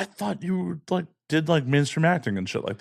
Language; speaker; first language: English; native; English